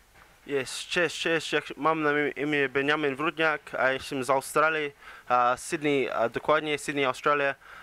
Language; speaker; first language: Polish; early bilingual, heritage; English